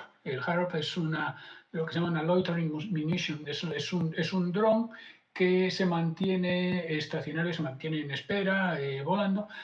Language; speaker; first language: Spanish; native; Spanish